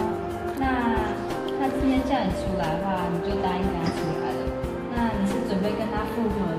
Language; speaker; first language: Chinese; native; Chinese